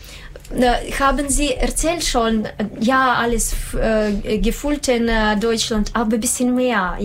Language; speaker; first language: German; non-native, learner; Russian